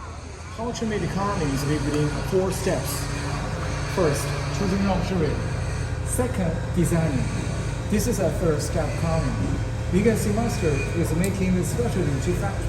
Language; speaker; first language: English; non-native, learner; Chinese